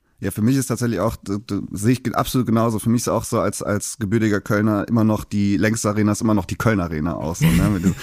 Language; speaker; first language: German; native; German